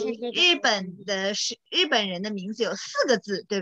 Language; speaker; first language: Chinese; native; Chinese